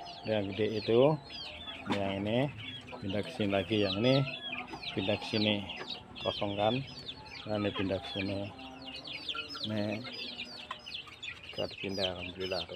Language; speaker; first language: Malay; non-native, local second language; Javanese